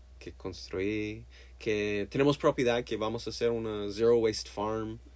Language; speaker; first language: Spanish; non-native, learner; English